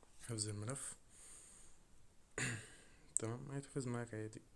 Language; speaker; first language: Arabic; native; Arabic